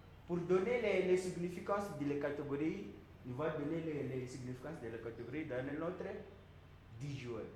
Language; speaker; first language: French; non-native, learner; Portuguese